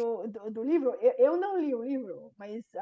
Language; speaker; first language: Portuguese; non-native, fluent; Bulgarian